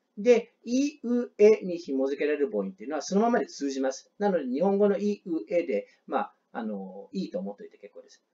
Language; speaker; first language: Japanese; native; Japanese